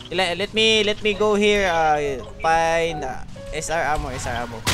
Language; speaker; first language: English; non-native, local second language; Filipino